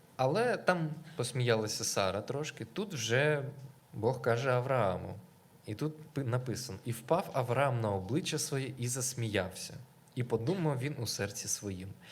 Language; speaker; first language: Ukrainian; non-native, local second language; Russian